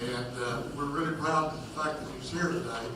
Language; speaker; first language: English; native; English